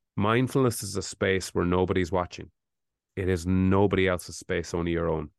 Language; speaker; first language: English; native; English